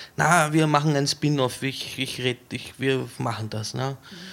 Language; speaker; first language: German; native; German